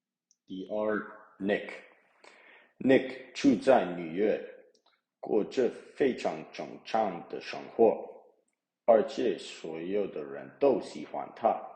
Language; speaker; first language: Chinese; non-native, learner; English